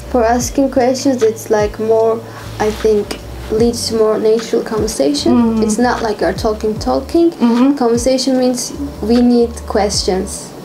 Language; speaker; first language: English; non-native, fluent; Turkish